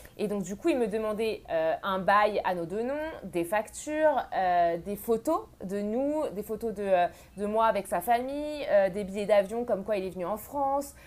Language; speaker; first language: French; native; French